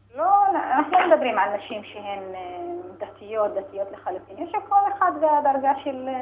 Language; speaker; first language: Hebrew; non-native, local second language; Arabic